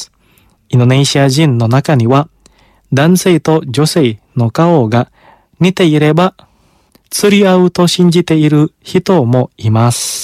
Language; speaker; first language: Japanese; non-native, fluent; Indonesian